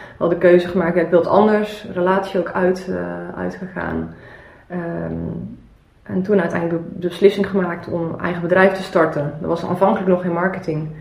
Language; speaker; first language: Dutch; early bilingual, other home language; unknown